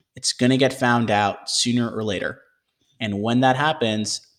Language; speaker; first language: English; native; English